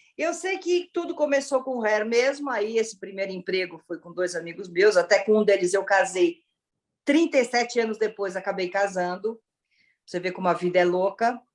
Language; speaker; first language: Portuguese; early bilingual, other home language; Italian